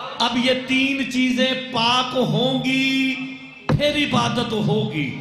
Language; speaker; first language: Urdu; non-native, local second language; Punjabi